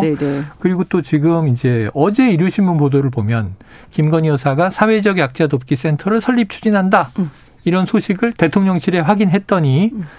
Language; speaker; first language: Korean; native; Korean